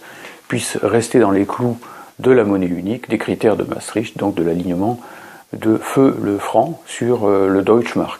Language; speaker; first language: French; native; French